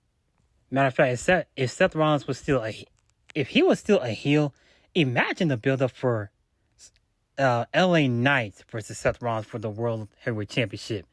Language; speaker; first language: English; native; English